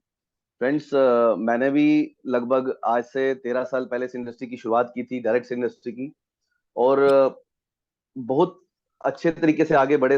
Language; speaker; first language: Hindi; native; Hindi